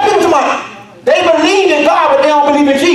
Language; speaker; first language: English; native; English